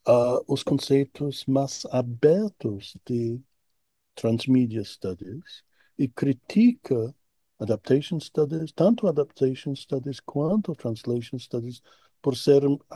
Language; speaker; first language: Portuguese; non-native, fluent; English